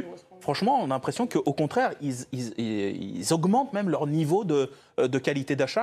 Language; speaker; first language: French; native; French